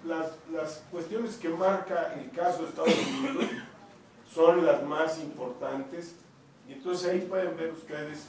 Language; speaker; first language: Spanish; native; Spanish